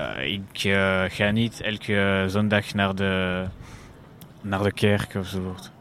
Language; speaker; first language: Dutch; non-native, learner; French